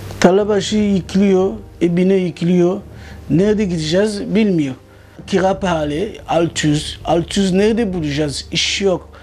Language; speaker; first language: Turkish; non-native, learner; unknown